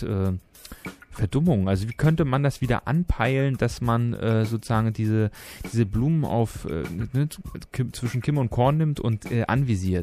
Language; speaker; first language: German; native; German